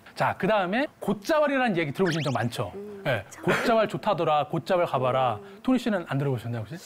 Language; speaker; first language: Korean; native; Korean